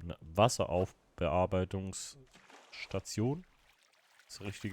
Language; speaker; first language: German; native; German